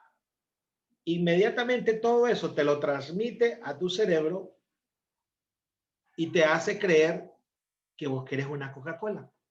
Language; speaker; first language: Spanish; native; Spanish